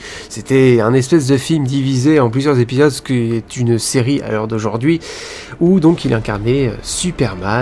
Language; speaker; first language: French; native; French